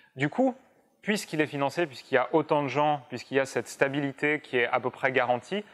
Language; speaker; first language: French; native; French